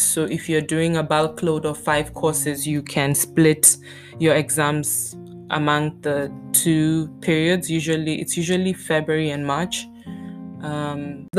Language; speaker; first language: English; non-native, local second language; Tswana